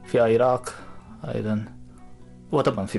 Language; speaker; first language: Arabic; non-native, fluent; Japanese